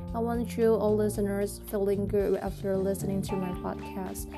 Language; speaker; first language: English; non-native, learner; Indonesian